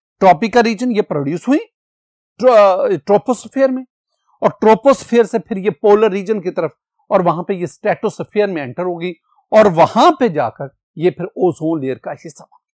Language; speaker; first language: Urdu; non-native, local second language; Punjabi